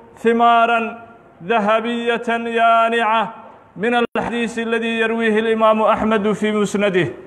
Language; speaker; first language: Arabic; non-native, local second language; Somali